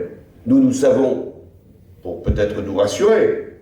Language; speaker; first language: French; native; French